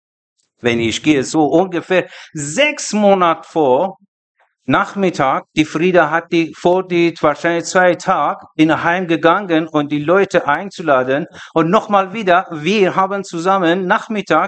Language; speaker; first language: German; non-native, learner; Persian